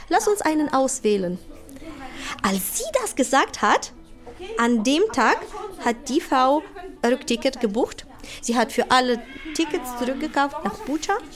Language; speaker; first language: German; non-native, fluent; Ukrainian